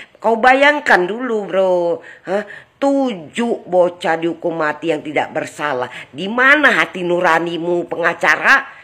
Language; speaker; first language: Indonesian; native; Indonesian